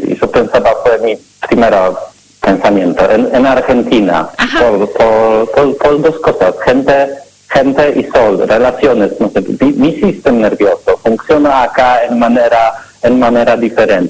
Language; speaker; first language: Spanish; non-native, learner; Polish